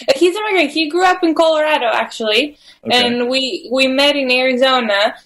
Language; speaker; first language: English; non-native, fluent; Greek